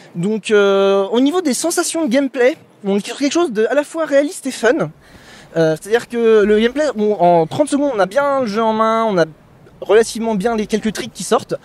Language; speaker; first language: French; native; French